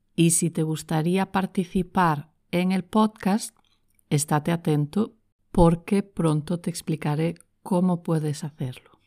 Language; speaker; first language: Spanish; native; Spanish